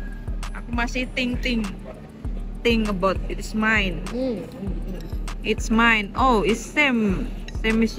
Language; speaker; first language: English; non-native, learner; Indonesian